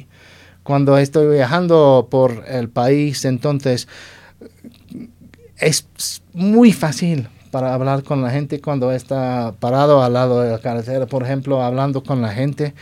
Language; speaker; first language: Spanish; non-native, fluent; English